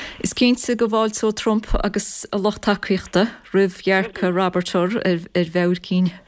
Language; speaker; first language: Irish; native; Irish